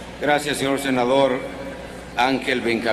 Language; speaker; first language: Spanish; native; Spanish